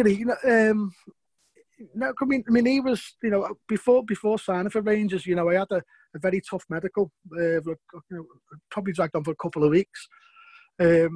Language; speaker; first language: English; native; English